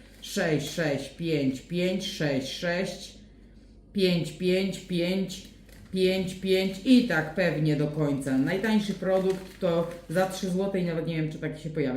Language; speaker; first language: Polish; native; Polish